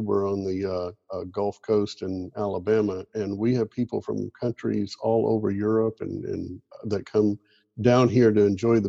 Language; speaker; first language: English; native; English